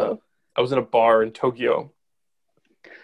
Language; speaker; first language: English; native; English